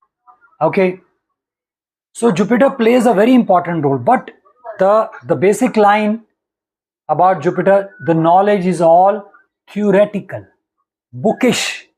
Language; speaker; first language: English; non-native, local second language; Hindi